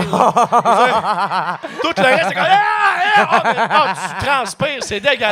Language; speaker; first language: French; native; French